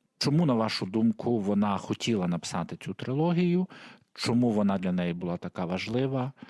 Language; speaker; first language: Ukrainian; native; Ukrainian